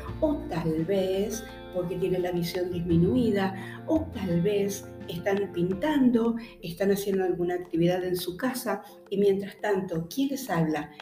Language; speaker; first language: Spanish; native; Spanish